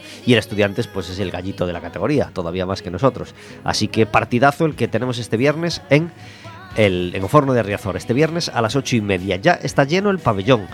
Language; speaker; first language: Spanish; native; Spanish